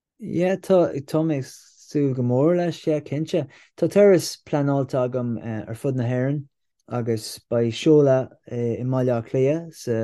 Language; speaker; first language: Irish; non-native, local second language; English